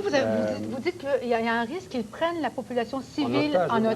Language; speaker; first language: French; native; French